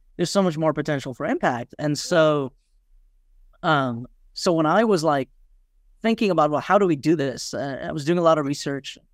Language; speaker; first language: English; early bilingual, other home language; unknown